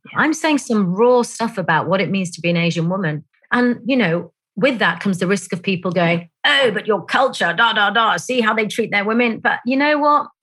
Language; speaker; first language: English; native; English